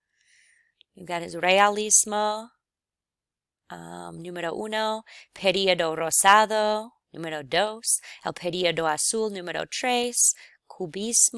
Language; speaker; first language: Spanish; non-native, fluent; English